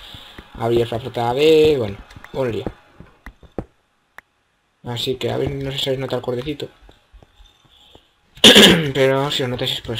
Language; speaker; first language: Spanish; native; Spanish